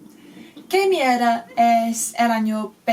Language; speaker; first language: Spanish; non-native, learner; English